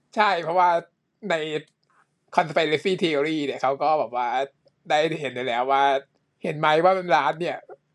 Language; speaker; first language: Thai; native; Thai